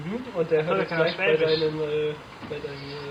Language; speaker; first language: German; native; German